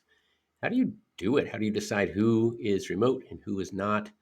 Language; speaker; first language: English; native; English